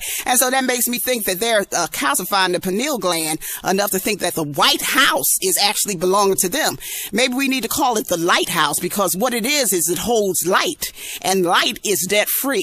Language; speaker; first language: English; native; English